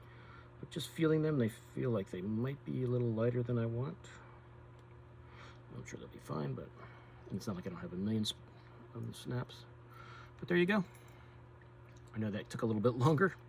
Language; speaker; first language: English; native; English